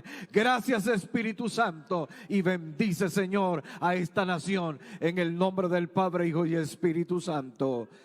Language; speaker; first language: Spanish; native; Spanish